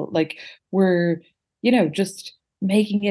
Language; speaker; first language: English; native; English